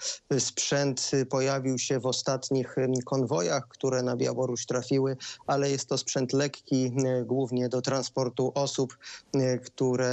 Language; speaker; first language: Polish; native; Polish